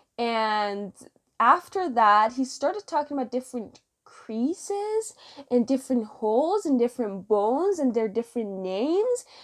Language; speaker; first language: English; non-native, fluent; Persian